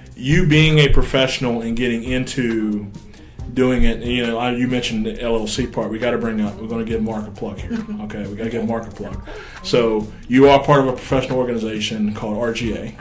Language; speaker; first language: English; native; English